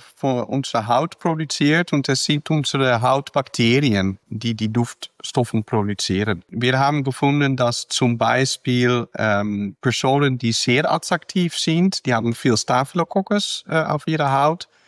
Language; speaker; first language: German; non-native, fluent; Dutch